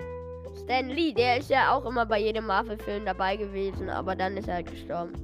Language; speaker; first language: German; native; German